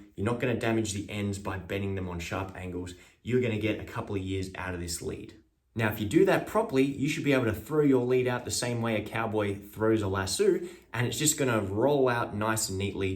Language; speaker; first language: English; native; English